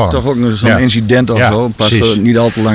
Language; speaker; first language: Dutch; native; Dutch